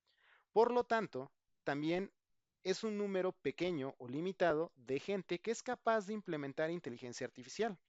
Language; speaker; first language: Spanish; native; Spanish